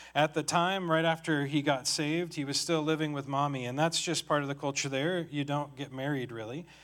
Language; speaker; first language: English; native; English